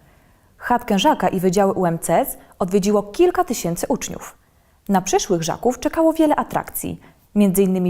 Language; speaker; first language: Polish; native; Polish